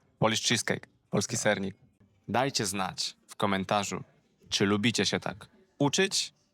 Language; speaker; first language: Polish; native; Polish